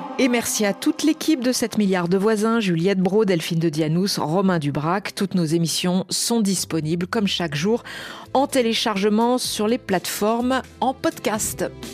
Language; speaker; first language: French; native; French